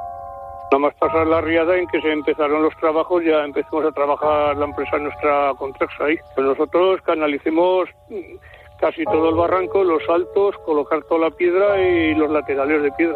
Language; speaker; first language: Spanish; native; Spanish